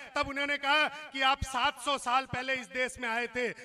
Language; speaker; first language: Hindi; non-native, local second language; Marwari